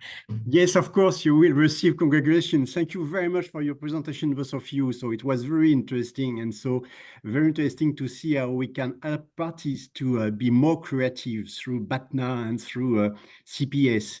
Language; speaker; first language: English; non-native, fluent; French